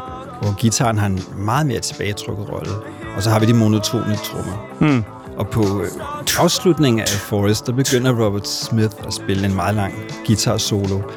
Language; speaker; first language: Danish; native; Danish